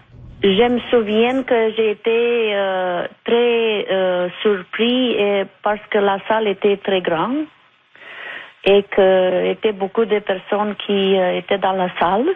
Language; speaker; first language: French; non-native, fluent; Romanian